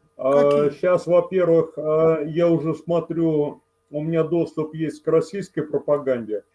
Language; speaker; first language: Russian; native; Russian